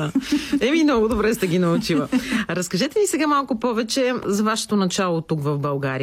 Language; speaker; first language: Bulgarian; native; Bulgarian